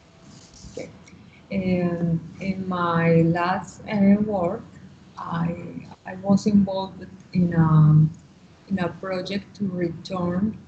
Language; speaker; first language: English; non-native, learner; Spanish